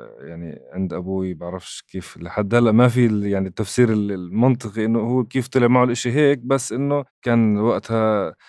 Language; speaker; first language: Arabic; native; Arabic